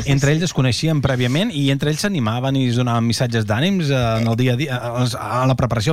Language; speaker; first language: Catalan; native; Catalan